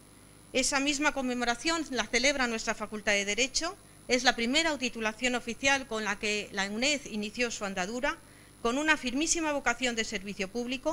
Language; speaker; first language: Spanish; native; Spanish